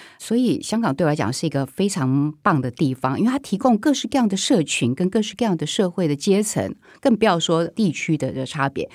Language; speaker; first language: Chinese; native; Chinese